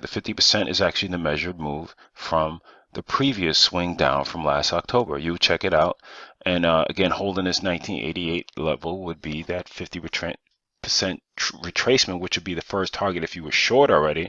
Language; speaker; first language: English; native; English